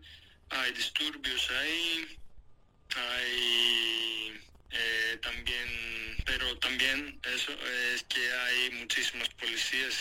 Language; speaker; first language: Spanish; non-native, fluent; Greek